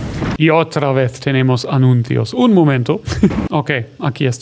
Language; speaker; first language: Spanish; non-native, fluent; German